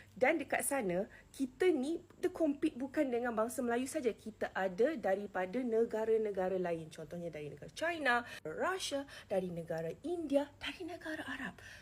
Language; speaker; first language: Malay; native; Malay